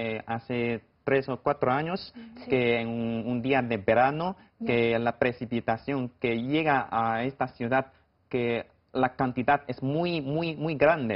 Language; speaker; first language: Spanish; non-native, fluent; Chinese